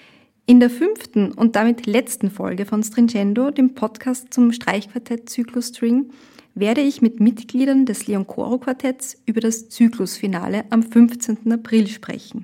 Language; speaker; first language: German; native; German